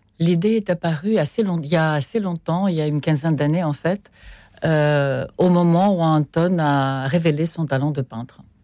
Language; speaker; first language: French; non-native, fluent; Russian